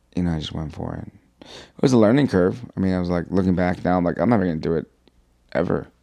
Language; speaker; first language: English; native; English